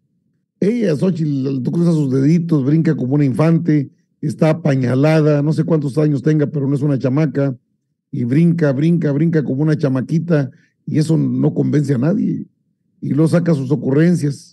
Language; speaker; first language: Spanish; native; Spanish